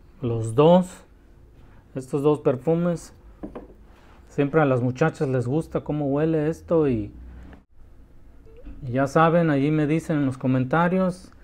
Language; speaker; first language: Spanish; early bilingual, heritage; Spanish